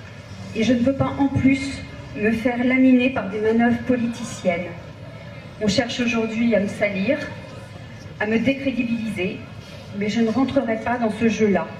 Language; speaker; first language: French; native; French